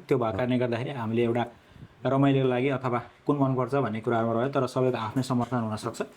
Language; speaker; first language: Nepali; native; Nepali